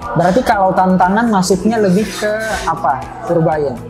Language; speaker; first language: Indonesian; native; Indonesian